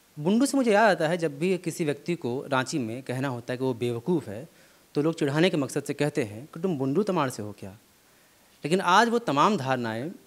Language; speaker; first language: Hindi; native; Hindi